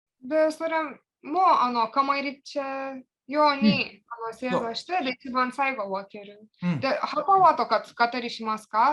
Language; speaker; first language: Japanese; non-native, fluent; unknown